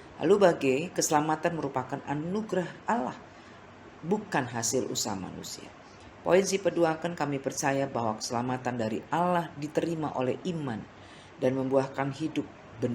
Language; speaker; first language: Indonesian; non-native, local second language; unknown